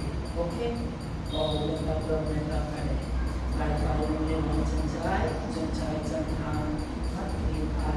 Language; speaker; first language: Vietnamese; non-native, learner; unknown